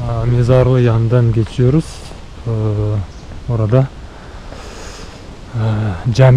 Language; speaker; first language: Turkish; non-native, learner; Bashkir